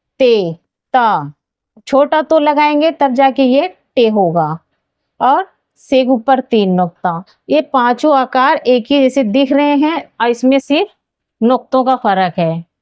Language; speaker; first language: Hindi; native; Hindi